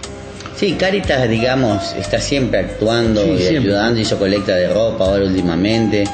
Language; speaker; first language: Spanish; native; Spanish